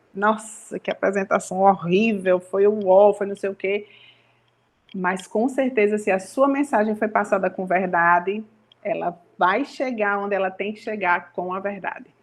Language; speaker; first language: Portuguese; native; Portuguese